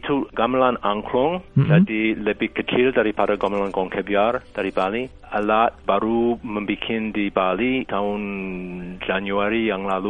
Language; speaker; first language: Indonesian; non-native, fluent; English